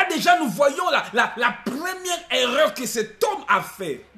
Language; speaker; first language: French; non-native, local second language; Lingala